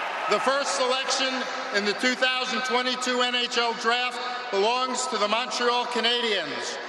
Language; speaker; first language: English; native; English